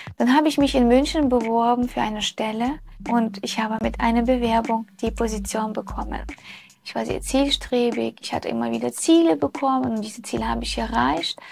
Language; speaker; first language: German; early bilingual, other home language; Russian